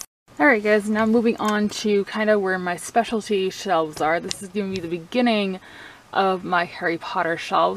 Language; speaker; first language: English; native; English